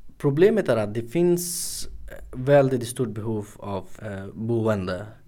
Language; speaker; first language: Swedish; non-native, fluent; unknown